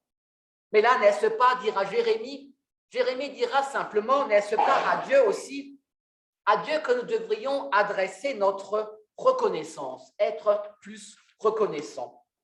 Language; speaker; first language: French; native; French